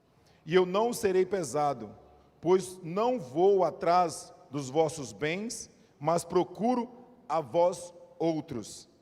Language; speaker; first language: Portuguese; native; Portuguese